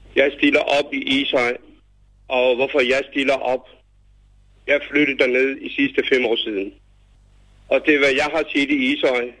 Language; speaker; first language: Danish; non-native, fluent; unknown